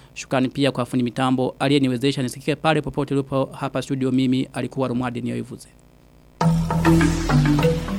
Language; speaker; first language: Swahili; non-native, local second language; Rundi